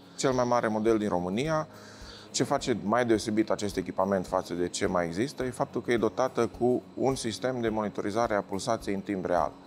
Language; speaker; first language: Romanian; native; Romanian